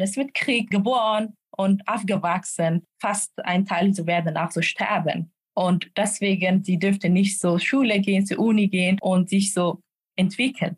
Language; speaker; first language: German; non-native, fluent; Persian